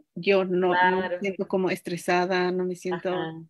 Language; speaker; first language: Spanish; non-native, local second language; Nahuatl languages